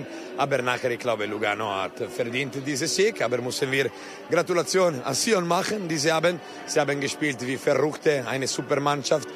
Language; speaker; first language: German; non-native, local second language; Italian